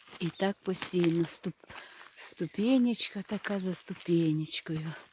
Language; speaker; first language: Ukrainian; non-native, local second language; Russian